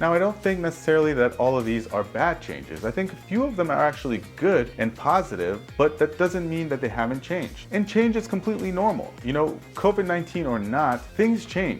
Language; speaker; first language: English; native; English